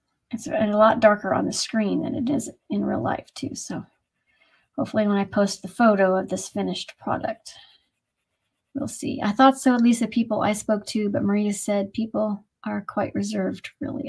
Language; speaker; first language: English; native; English